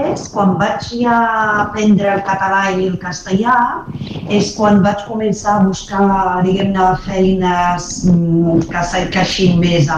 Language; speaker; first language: Catalan; non-native, fluent; Arabic